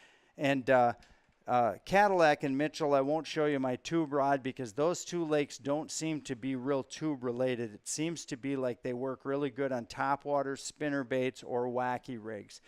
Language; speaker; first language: English; native; English